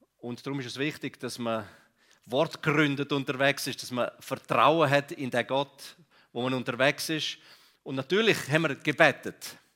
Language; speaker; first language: German; non-native, local second language; Romansh